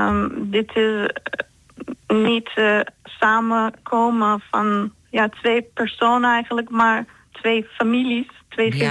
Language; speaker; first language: Dutch; non-native, fluent; Turkish